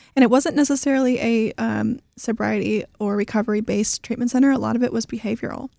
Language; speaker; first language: English; native; English